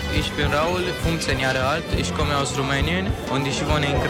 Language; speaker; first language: German; non-native, learner; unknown